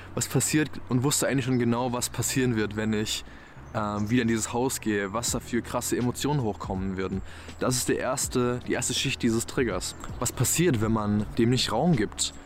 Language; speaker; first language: German; native; German